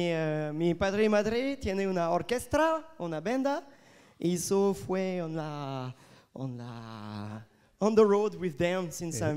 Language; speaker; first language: Spanish; non-native, learner; French